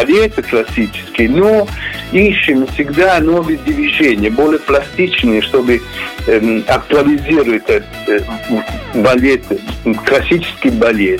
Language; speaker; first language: Russian; non-native, learner; Italian